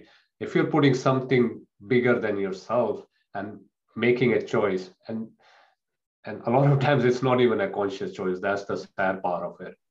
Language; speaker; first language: English; non-native, local second language; Punjabi